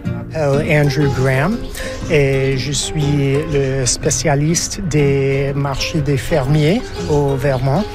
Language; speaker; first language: French; non-native, fluent; English